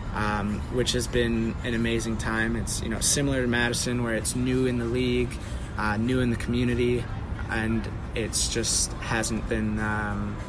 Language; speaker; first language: English; native; English